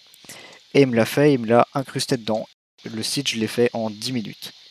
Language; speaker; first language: French; native; French